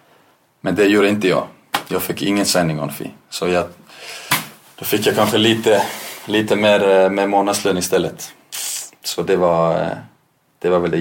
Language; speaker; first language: Swedish; non-native, fluent; Icelandic